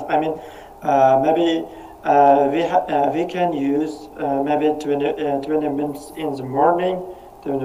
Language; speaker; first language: English; non-native, learner; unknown